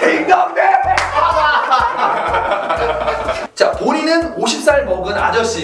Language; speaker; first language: Korean; native; Korean